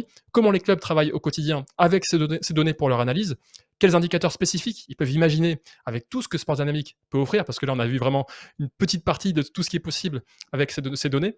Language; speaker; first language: French; native; French